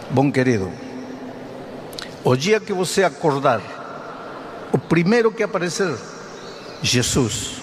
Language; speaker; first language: Portuguese; non-native, fluent; Spanish